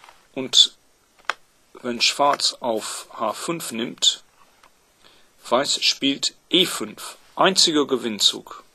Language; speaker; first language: German; non-native, fluent; English